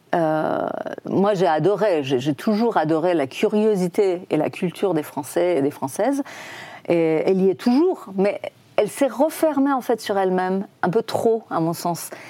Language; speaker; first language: French; non-native, fluent; Persian